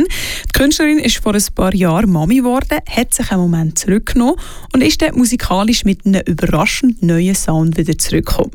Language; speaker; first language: German; native; German